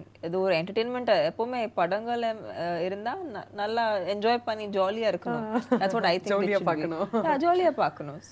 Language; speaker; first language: Tamil; non-native, fluent; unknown